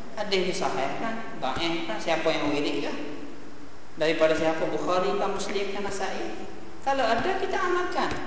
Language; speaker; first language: Malay; early bilingual, heritage; Arabic